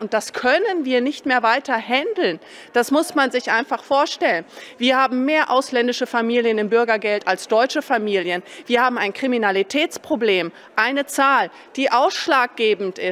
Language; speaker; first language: German; native; German